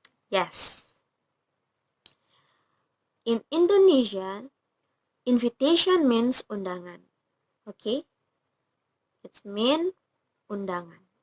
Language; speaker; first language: English; non-native, learner; Indonesian